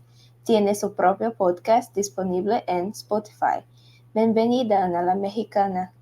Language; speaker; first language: Spanish; non-native, learner; Portuguese